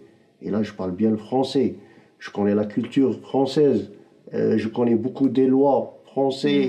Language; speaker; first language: French; non-native, fluent; Arabic